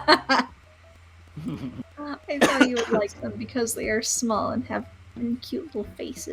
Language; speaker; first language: English; native; English